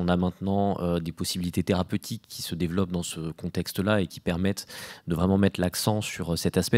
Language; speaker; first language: French; native; French